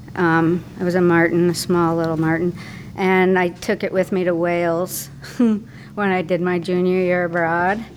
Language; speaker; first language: English; native; English